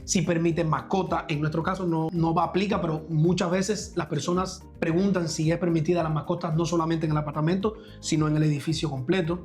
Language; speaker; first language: Spanish; native; Spanish